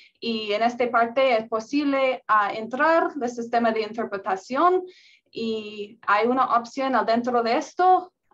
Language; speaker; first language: Spanish; non-native, learner; English